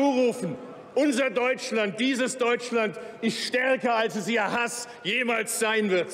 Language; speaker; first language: German; early bilingual, other home language; Turkish